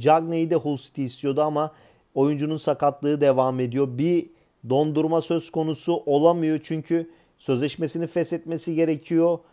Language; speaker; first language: Turkish; native; Turkish